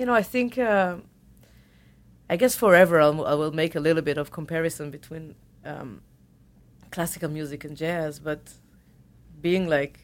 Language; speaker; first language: English; non-native, fluent; Hebrew